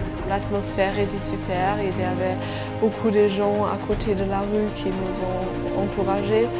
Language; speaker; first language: French; non-native, fluent; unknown